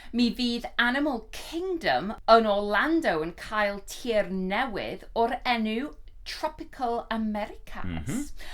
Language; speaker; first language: Welsh; non-native, learner; English